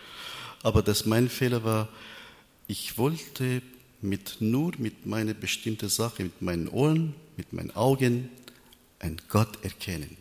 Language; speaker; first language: German; non-native, learner; Persian